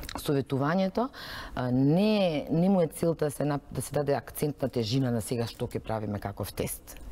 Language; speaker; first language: Macedonian; native; Macedonian